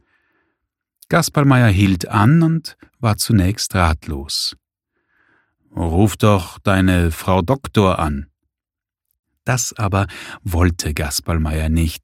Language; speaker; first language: German; native; German